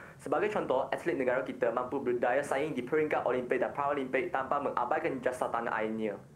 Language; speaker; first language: Malay; non-native, local second language; Chinese